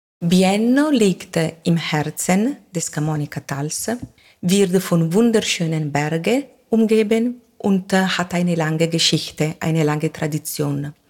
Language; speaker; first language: German; non-native, fluent; Italian